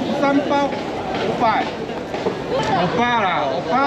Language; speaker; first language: Korean; non-native, learner; Chinese